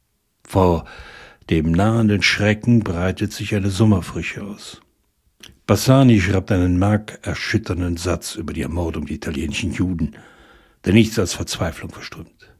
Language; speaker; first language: German; native; German